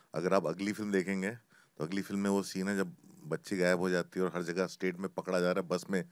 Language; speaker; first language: Hindi; native; Hindi